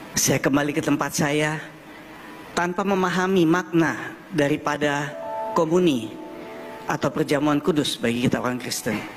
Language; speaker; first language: Indonesian; early bilingual, heritage; German